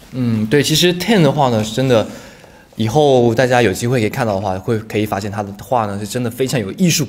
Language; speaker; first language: Chinese; native; Chinese